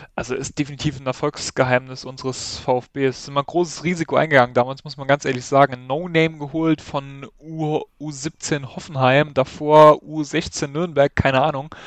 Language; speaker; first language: German; native; German